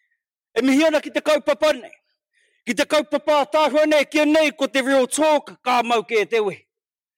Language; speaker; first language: English; non-native, local second language; Māori